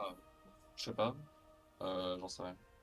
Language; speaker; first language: French; native; French